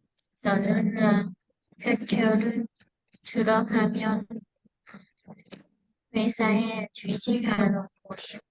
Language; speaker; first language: Korean; non-native, learner; Vietnamese